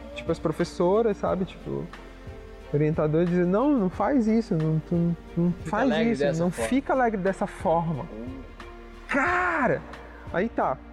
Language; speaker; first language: Portuguese; native; Portuguese